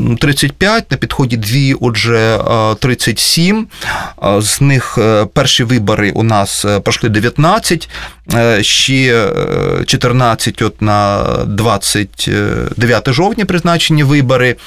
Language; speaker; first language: Ukrainian; native; Ukrainian